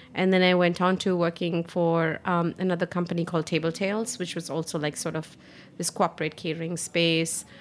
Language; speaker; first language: English; non-native, local second language; Hindi